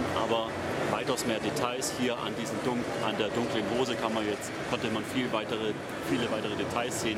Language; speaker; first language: German; native; German